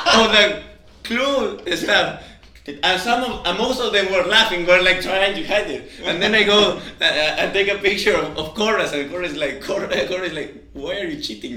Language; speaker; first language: English; non-native, fluent; Spanish